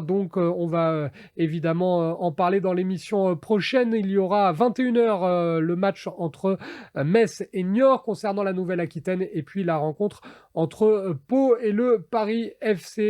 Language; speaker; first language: French; native; French